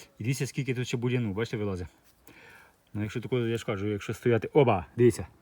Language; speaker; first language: Ukrainian; native; Ukrainian